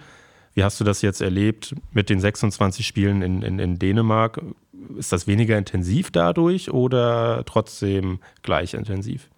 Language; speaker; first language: German; native; German